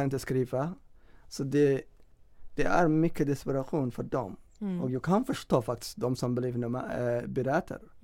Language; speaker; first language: Swedish; non-native, fluent; Somali